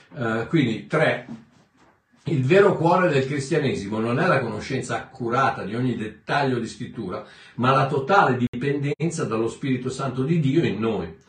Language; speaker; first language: Italian; native; Italian